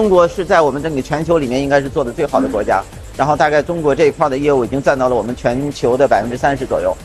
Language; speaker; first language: Chinese; native; Chinese